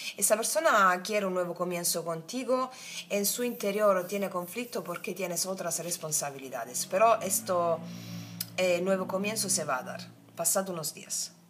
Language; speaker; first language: Spanish; non-native, fluent; Italian